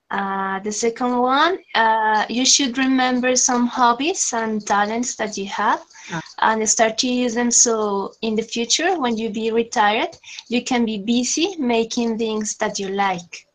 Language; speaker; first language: English; non-native, learner; Spanish